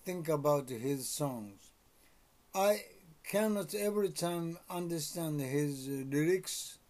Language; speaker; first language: English; non-native, learner; Japanese